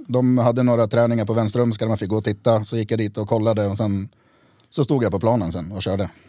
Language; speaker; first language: Swedish; native; Swedish